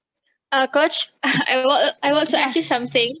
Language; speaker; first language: English; non-native, learner; Indonesian